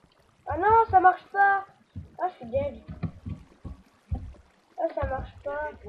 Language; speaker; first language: French; native; French